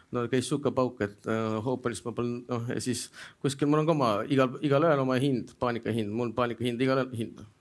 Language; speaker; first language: Estonian; non-native, local second language; Russian